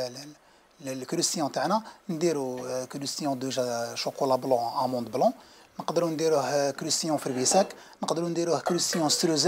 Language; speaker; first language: Arabic; native; Arabic